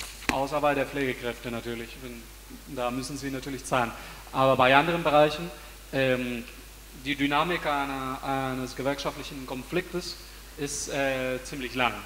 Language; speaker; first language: German; non-native, fluent; Spanish